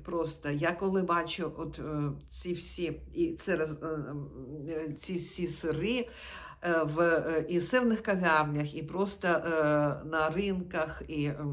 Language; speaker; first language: Ukrainian; non-native, local second language; Russian